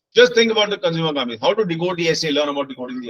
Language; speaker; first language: English; non-native, local second language; Hindi